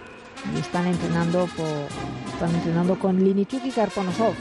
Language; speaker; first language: Spanish; native; Spanish